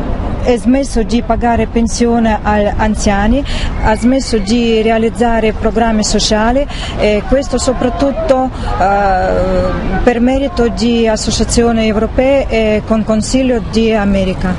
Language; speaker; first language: Italian; non-native, learner; Russian